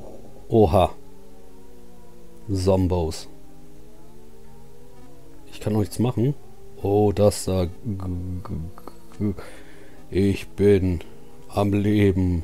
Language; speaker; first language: German; native; German